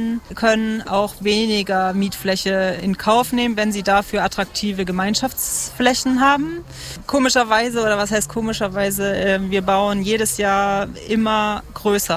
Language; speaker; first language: German; native; German